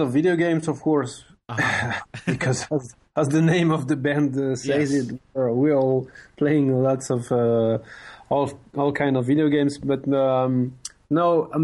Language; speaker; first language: English; non-native, fluent; French